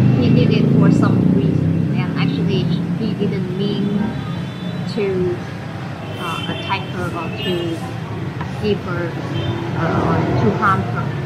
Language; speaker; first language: English; non-native, fluent; Vietnamese